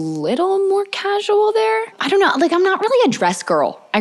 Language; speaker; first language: English; native; English